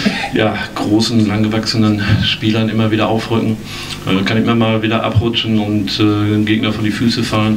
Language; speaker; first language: German; native; German